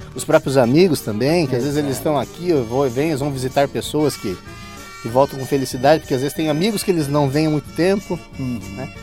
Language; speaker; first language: Portuguese; native; Portuguese